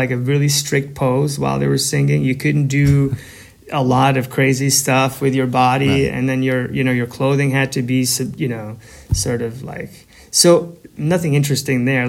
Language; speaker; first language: English; non-native, fluent; Albanian